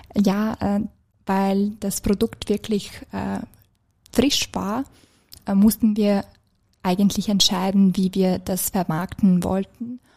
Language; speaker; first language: German; non-native, fluent; Serbian